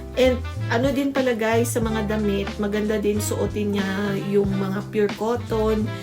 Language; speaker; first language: Filipino; native; Filipino